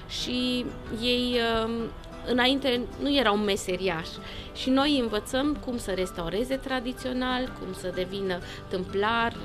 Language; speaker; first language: Romanian; non-native, local second language; German